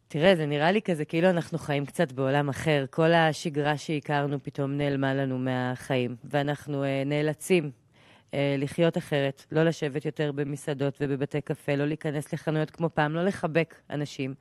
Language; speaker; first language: Hebrew; native; Hebrew